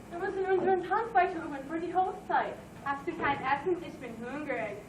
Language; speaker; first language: German; non-native, learner; English